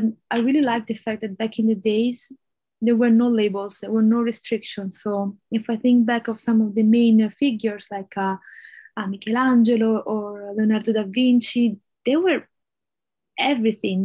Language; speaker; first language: English; non-native, fluent; Italian